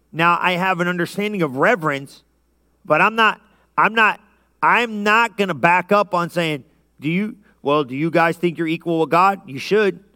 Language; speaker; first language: English; native; English